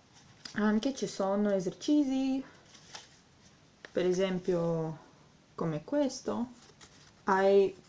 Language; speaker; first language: Italian; non-native, learner; Russian